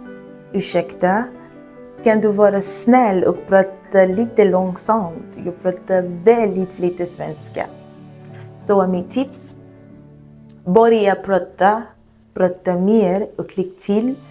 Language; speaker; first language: Swedish; non-native, learner; Yoruba